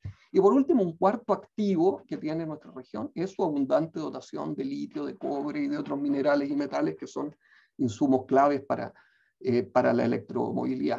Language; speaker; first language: Spanish; native; Spanish